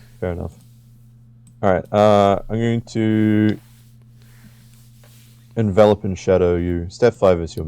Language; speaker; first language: English; native; English